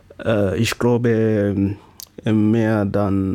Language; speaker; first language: German; non-native, learner; Swahili